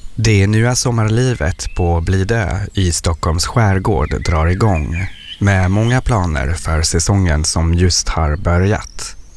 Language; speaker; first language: Swedish; non-native, fluent; French